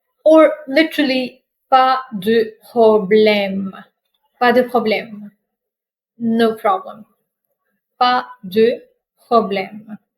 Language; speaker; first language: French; non-native, fluent; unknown